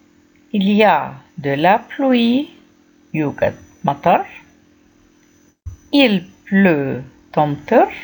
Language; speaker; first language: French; non-native, fluent; Arabic